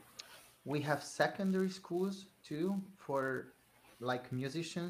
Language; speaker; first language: English; non-native, fluent; Hungarian